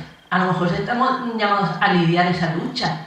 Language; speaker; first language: Spanish; native; Spanish